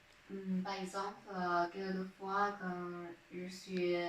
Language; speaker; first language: French; non-native, learner; Chinese